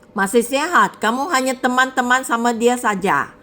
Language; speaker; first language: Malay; non-native, local second language; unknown